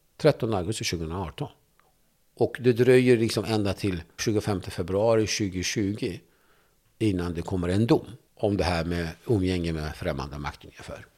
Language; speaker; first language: Swedish; non-native, fluent; Kurdish